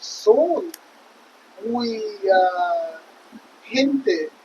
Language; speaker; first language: Spanish; non-native, learner; English